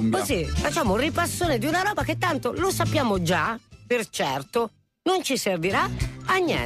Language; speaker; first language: Italian; native; Italian